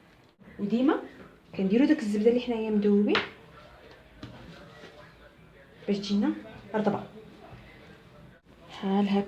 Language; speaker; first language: Arabic; native; Arabic